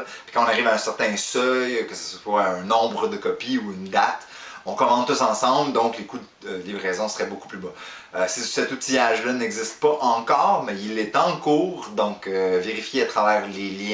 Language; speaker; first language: French; native; French